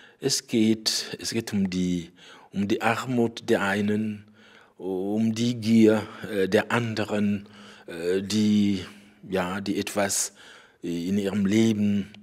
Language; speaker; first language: German; non-native, fluent; Rundi